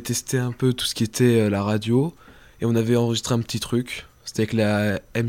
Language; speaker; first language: French; native; French